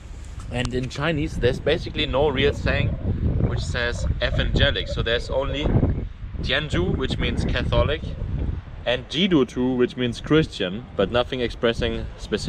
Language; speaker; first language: English; non-native, fluent; German